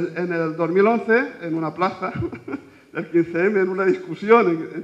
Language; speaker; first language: Spanish; non-native, local second language; Catalan